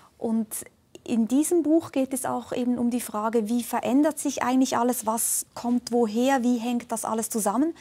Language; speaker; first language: German; native; German